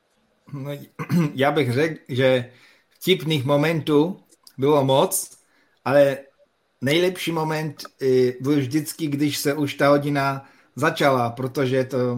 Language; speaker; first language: Czech; non-native, fluent; Polish